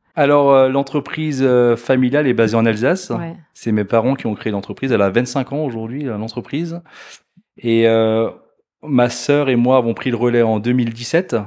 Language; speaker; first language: French; native; French